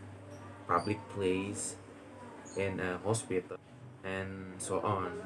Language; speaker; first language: English; non-native, learner; Indonesian